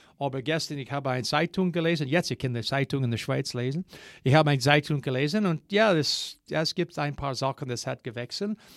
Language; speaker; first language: German; non-native, learner; English